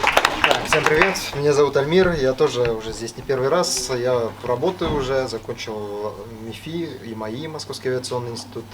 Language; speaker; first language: Russian; native; Russian